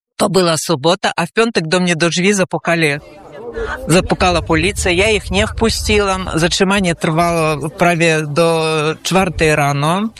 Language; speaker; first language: Polish; early bilingual, heritage; Polish